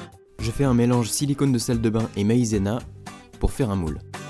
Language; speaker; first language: French; native; French